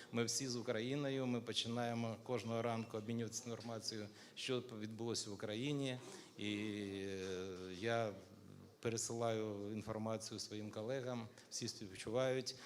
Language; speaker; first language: Ukrainian; native; Ukrainian